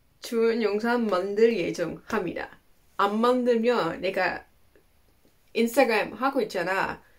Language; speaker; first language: Korean; non-native, learner; Dutch